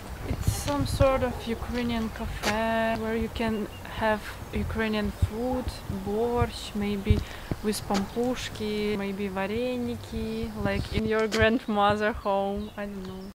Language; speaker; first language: English; non-native, fluent; Ukrainian